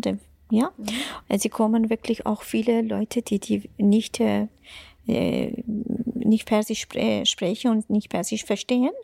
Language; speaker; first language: German; non-native, fluent; Persian